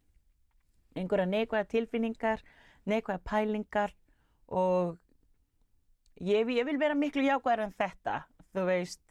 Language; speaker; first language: Icelandic; non-native, fluent; Spanish